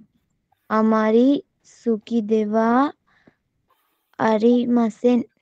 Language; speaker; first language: Japanese; non-native, learner; Sinhala